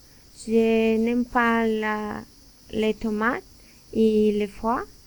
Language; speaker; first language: French; non-native, learner; Portuguese